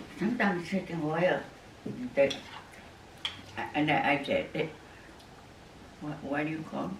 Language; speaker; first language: English; non-native, learner; Japanese